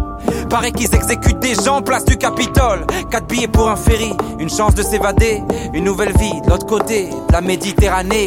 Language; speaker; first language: French; native; French